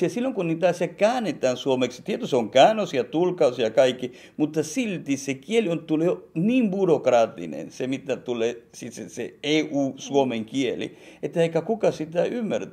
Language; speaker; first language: Finnish; non-native, fluent; Spanish